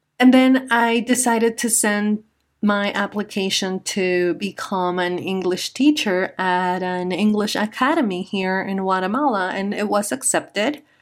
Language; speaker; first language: English; non-native, fluent; Spanish